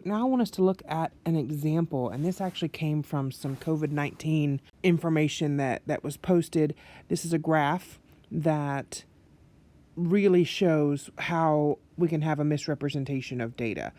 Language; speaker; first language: English; native; English